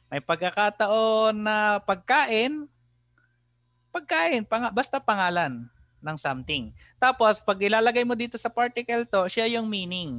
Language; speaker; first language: Filipino; native; Filipino